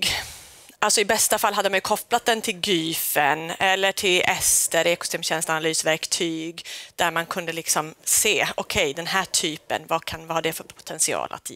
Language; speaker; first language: Swedish; native; Swedish